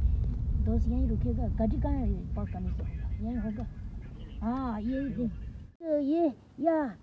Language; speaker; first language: Hindi; non-native, local second language; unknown